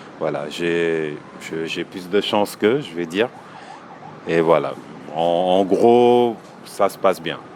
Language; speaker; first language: French; non-native, local second language; Wolof